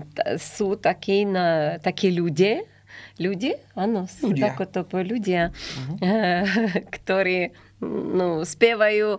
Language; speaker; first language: Slovak; non-native, learner; Ukrainian